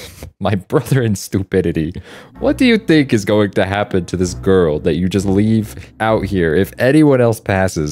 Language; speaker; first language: English; native; English